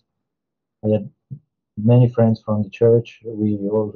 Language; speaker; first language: English; non-native, fluent; Italian